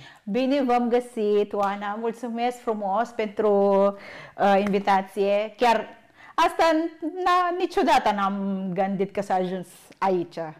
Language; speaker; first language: Romanian; non-native, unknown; Filipino